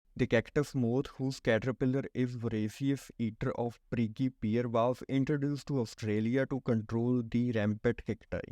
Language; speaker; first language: English; non-native, local second language; Punjabi